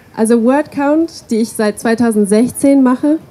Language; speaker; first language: German; non-native, fluent; English